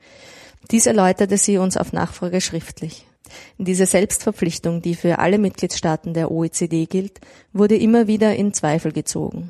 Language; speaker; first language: German; native; German